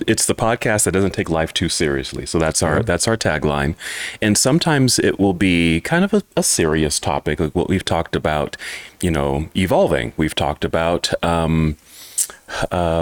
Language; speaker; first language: English; native; English